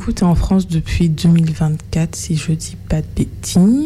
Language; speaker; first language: French; native; French